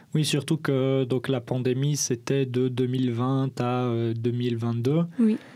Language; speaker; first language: French; native; French